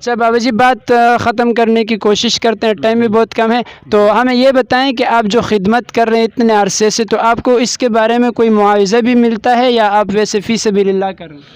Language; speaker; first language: Urdu; non-native, local second language; Pashto